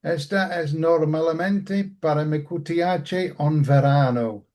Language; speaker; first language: Spanish; non-native, learner; English